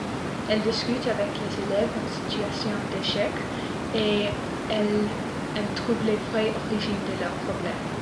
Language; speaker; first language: French; non-native, learner; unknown